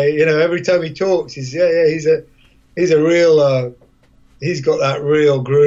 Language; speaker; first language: English; native; English